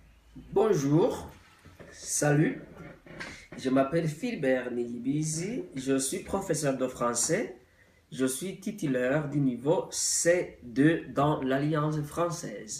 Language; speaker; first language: French; non-native, local second language; Rundi